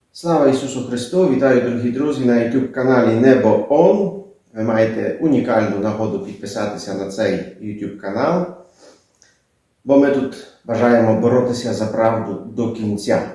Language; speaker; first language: Ukrainian; native; Ukrainian